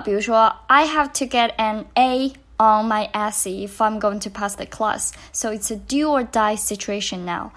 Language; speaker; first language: English; non-native, fluent; Chinese